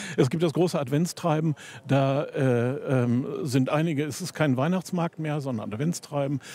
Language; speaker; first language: German; native; German